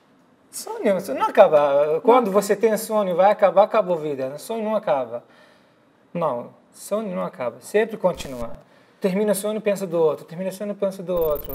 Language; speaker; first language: Portuguese; non-native, learner; Arabic